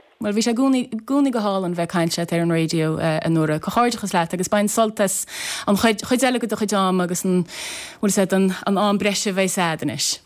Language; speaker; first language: Irish; native; Irish